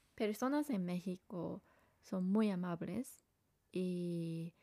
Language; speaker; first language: Spanish; non-native, learner; Japanese